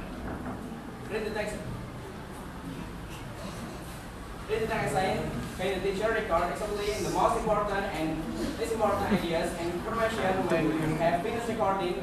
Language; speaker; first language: English; non-native, learner; Indonesian